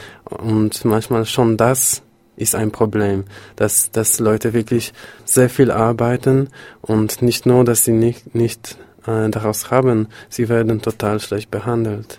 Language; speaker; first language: German; non-native, fluent; Polish